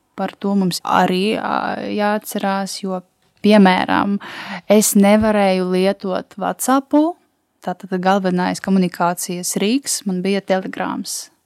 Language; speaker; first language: Latvian; non-native, local second language; Russian